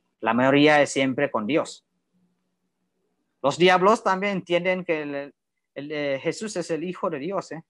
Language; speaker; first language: Spanish; non-native, learner; Indonesian